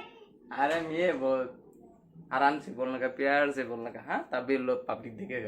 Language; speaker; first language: Hindi; non-native, local second language; Bangla